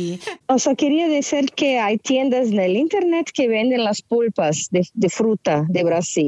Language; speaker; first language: Spanish; non-native, fluent; Portuguese